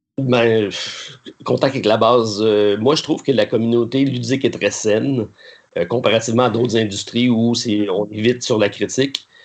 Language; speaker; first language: French; native; French